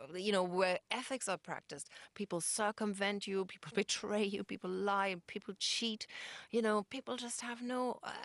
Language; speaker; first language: English; non-native, fluent; German